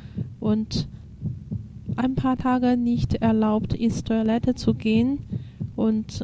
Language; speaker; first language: German; non-native, fluent; Chinese